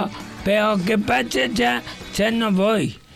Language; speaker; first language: Catalan; non-native, local second language; Spanish